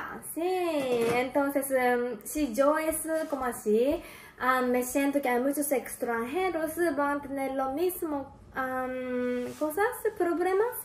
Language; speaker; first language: Spanish; non-native, learner; Japanese